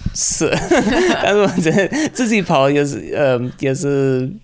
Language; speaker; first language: Chinese; non-native, fluent; English